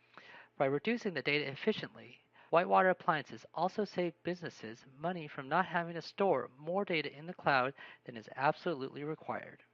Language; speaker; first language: English; native; English